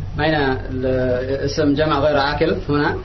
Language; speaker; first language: Arabic; non-native, fluent; Indonesian